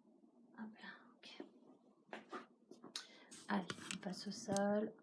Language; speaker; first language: French; native; French